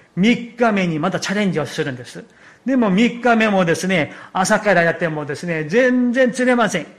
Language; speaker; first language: Japanese; non-native, fluent; Korean